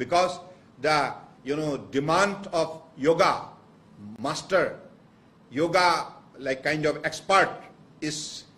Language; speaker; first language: English; non-native, local second language; Assamese